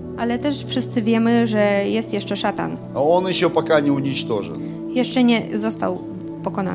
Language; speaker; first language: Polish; non-native, fluent; Russian